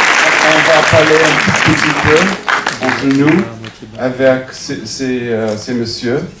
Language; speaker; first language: French; non-native, fluent; English